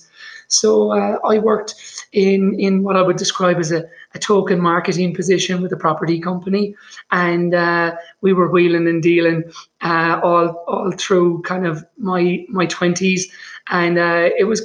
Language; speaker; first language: English; native; English